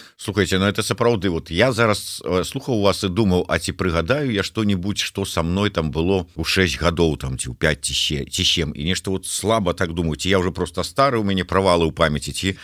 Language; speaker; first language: Belarusian; native; Belarusian